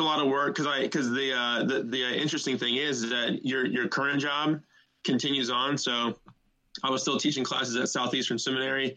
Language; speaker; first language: English; native; English